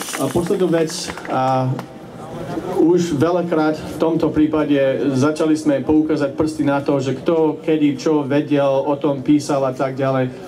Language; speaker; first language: Slovak; non-native, fluent; English